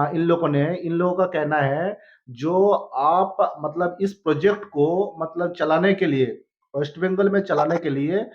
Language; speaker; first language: Hindi; non-native, local second language; Bangla